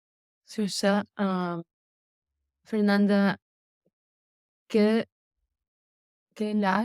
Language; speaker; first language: French; non-native, learner; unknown